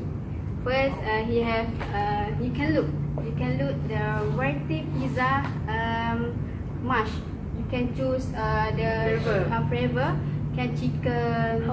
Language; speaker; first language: English; non-native, learner; Malay